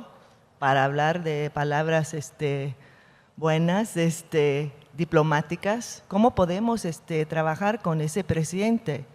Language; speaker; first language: Spanish; non-native, fluent; English